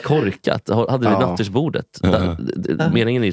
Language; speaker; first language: Swedish; native; Swedish